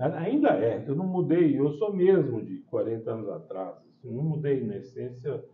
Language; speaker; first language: Portuguese; early bilingual, heritage; Portuguese